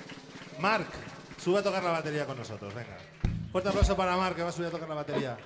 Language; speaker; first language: Spanish; native; Spanish